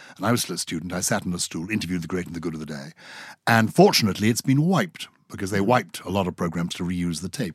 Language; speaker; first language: English; native; English